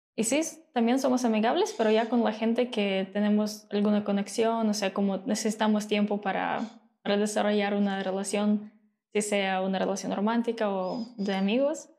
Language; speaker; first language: Spanish; non-native, fluent; Russian